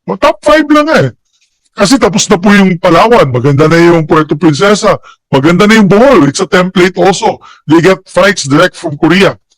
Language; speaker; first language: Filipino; non-native, local second language; Cebuano